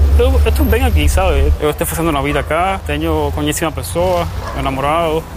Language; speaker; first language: Portuguese; non-native, fluent; Spanish